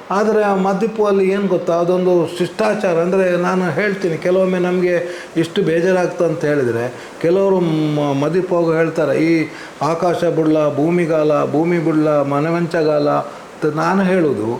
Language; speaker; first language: Kannada; non-native, local second language; Tulu